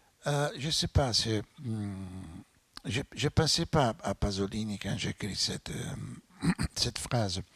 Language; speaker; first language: French; non-native, fluent; Italian